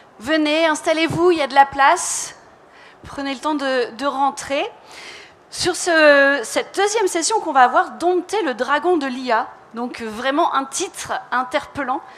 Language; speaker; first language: French; native; French